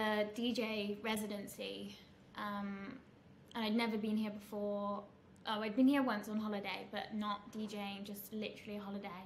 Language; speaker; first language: English; native; English